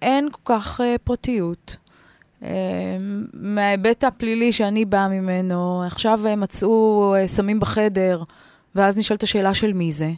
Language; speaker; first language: Hebrew; native; Hebrew